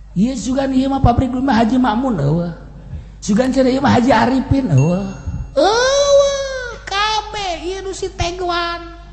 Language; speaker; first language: Sundanese; native; Sundanese